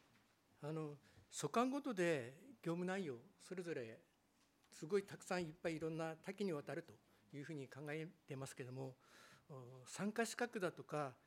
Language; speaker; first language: Japanese; native; Japanese